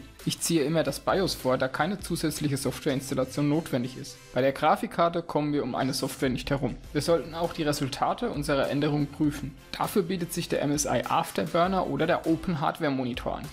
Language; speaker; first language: German; native; German